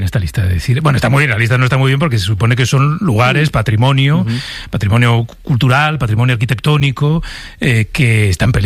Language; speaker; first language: Spanish; native; Spanish